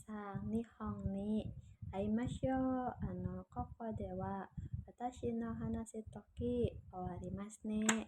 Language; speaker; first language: Japanese; non-native, learner; Indonesian